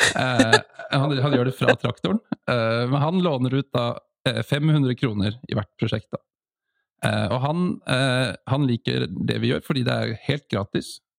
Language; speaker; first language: Norwegian; native; Norwegian